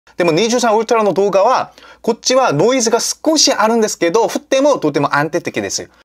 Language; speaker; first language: Japanese; non-native, fluent; Korean